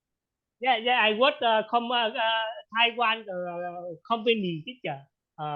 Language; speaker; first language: English; non-native, learner; Vietnamese